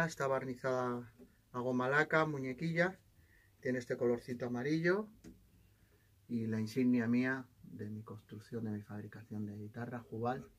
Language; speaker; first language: Spanish; native; Spanish